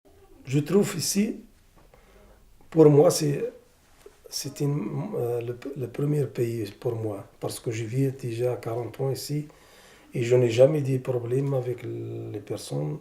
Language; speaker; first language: French; non-native, learner; Arabic